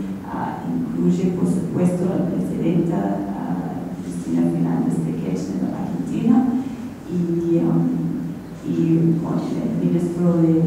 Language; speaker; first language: Spanish; non-native, fluent; English